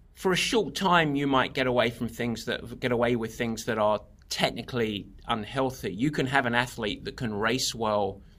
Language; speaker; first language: English; native; English